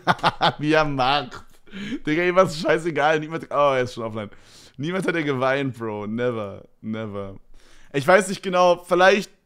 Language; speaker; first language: German; native; German